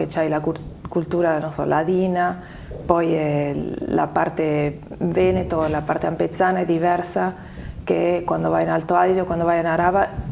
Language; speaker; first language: Italian; non-native, fluent; Spanish